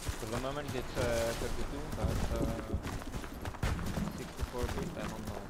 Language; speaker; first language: English; non-native, learner; French